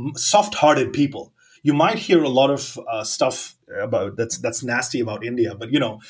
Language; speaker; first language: English; non-native, local second language; Gujarati